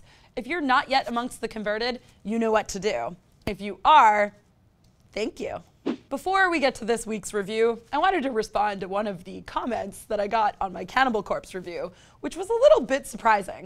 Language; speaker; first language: English; native; English